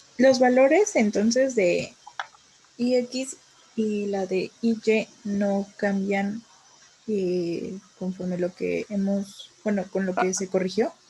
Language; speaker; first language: Spanish; native; Spanish